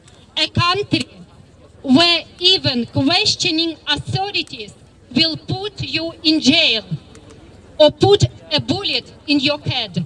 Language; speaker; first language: English; non-native, fluent; Ukrainian